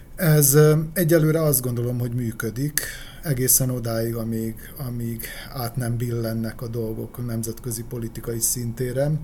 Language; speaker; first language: Hungarian; native; Hungarian